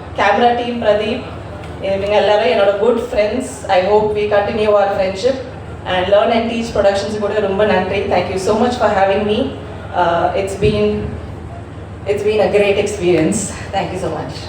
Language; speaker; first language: Tamil; non-native, learner; Malayalam